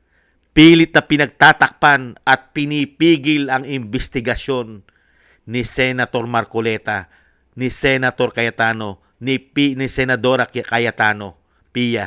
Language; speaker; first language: Filipino; native; Filipino